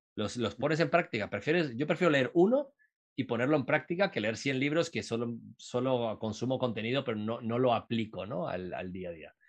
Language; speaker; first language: Spanish; native; Spanish